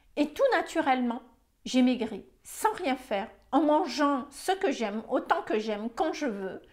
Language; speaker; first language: French; non-native, fluent; Malagasy